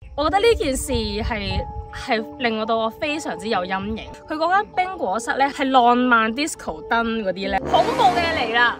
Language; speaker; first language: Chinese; non-native, local second language; Cantonese